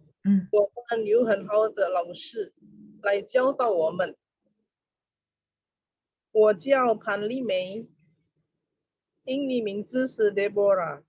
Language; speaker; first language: Chinese; non-native, learner; Indonesian